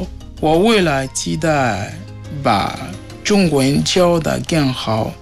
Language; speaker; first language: Chinese; non-native, fluent; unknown